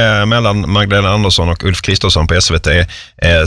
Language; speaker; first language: Swedish; native; Swedish